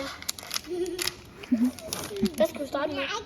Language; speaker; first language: Danish; native; Danish